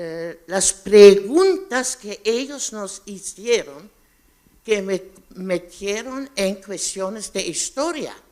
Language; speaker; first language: Spanish; non-native, fluent; German